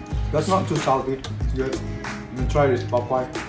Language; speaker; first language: English; non-native, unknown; Indonesian